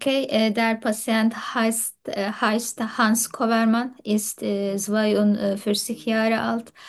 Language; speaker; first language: German; non-native, fluent; Turkish